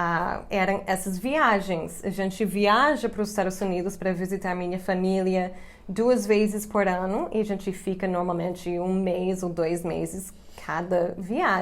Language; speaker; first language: Portuguese; non-native, fluent; English